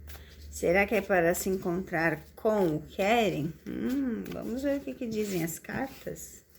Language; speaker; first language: Portuguese; native; Portuguese